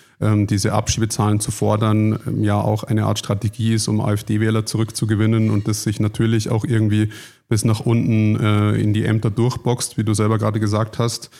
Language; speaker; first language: German; native; German